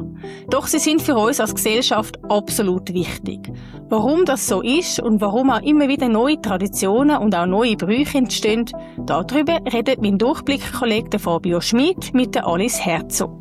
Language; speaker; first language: German; native; German